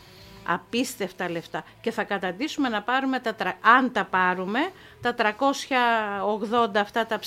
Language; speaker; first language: Greek; native; Greek